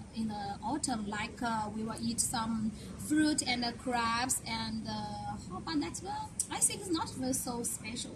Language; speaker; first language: English; non-native, learner; Chinese